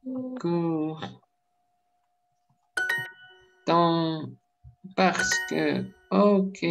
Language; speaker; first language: French; non-native, learner; Russian